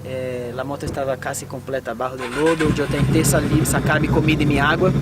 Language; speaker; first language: Spanish; non-native, fluent; Portuguese